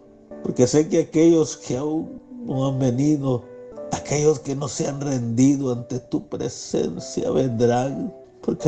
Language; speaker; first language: Spanish; native; Spanish